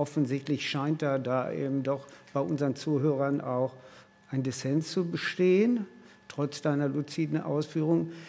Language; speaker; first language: German; native; German